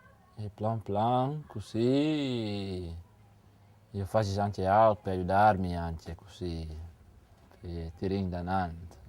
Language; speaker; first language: Italian; non-native, learner; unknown